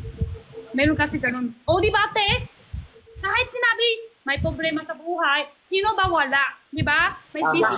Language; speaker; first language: Filipino; non-native, learner; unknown